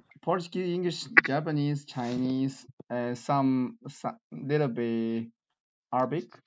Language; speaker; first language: English; non-native, learner; Chinese